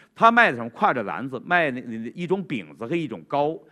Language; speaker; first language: Chinese; native; Chinese